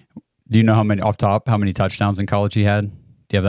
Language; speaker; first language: English; native; English